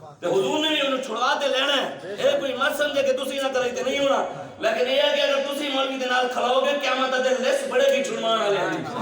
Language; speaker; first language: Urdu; non-native, local second language; Punjabi